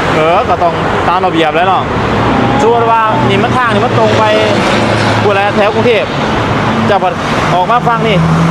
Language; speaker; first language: Thai; native; Thai